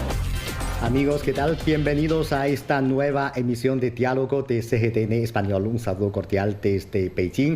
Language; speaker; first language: Spanish; non-native, fluent; Chinese